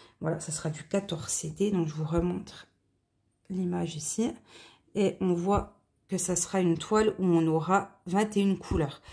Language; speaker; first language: French; native; French